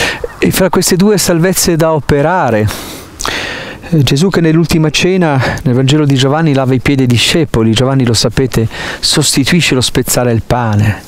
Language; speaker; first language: Italian; native; Italian